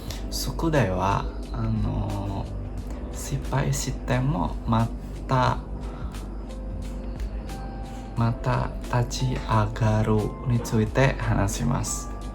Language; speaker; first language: Japanese; non-native, learner; Indonesian